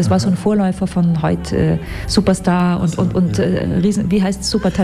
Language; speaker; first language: German; native; German